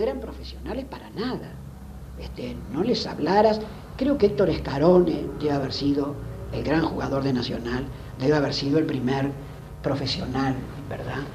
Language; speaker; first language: Spanish; native; Spanish